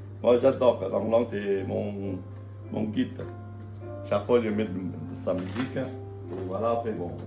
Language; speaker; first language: French; non-native, fluent; Vietnamese